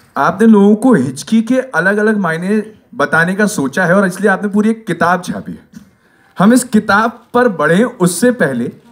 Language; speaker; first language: Hindi; native; Hindi